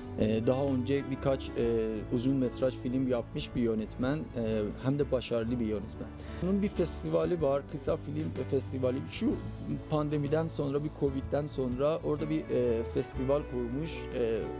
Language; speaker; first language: Turkish; non-native, fluent; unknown